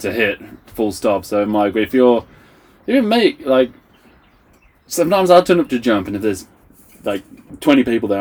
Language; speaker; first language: English; native; English